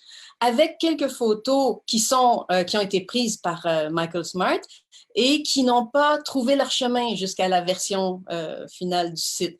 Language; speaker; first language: French; native; French